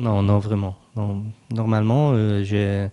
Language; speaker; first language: French; non-native, learner; Spanish